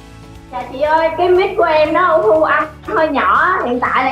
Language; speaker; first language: Vietnamese; native; Vietnamese